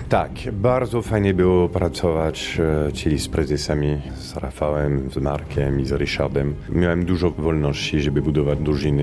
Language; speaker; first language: Polish; non-native, fluent; Italian